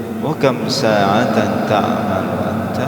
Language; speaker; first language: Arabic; non-native, fluent; Indonesian